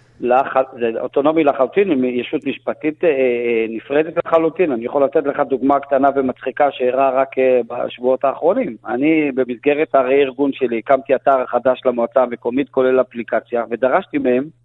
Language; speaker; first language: Hebrew; native; Hebrew